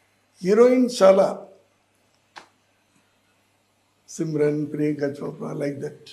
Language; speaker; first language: Telugu; non-native, learner; Tamil